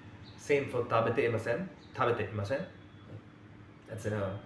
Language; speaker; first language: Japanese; non-native, fluent; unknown